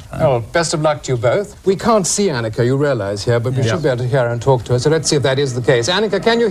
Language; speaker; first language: English; native; English